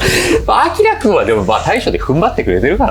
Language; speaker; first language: Japanese; native; Japanese